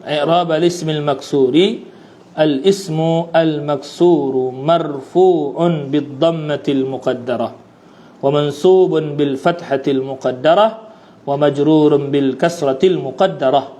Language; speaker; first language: Arabic; non-native, fluent; Malay